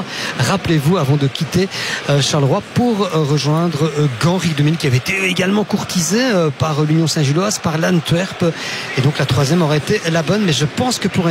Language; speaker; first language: French; native; French